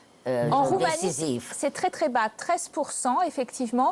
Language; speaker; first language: French; native; French